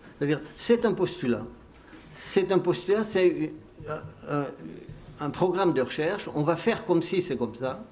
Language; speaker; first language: French; native; French